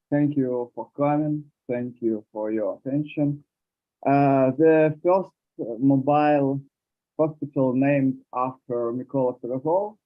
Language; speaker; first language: English; non-native, learner; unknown